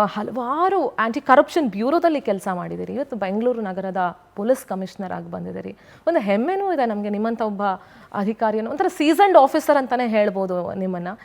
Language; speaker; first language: Kannada; native; Kannada